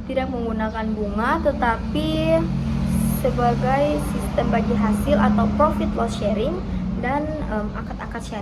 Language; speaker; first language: Indonesian; native; Indonesian